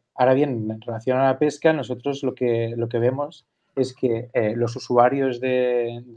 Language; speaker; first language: Spanish; non-native, local second language; Catalan